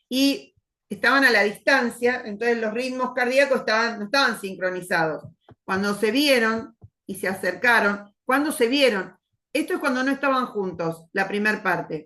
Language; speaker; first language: Spanish; native; Spanish